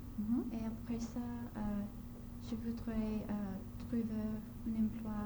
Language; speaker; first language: French; non-native, learner; English